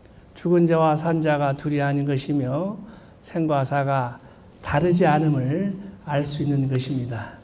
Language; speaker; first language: Korean; native; Korean